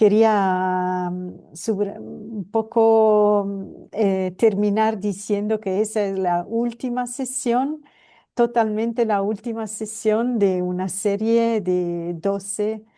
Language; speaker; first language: Spanish; non-native, fluent; Italian